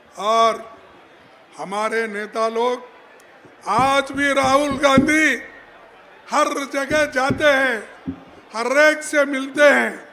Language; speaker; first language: Hindi; non-native, local second language; Kannada